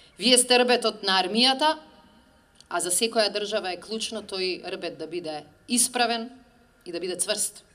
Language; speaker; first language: Macedonian; native; Macedonian